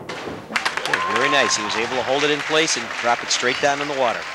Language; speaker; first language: English; native; English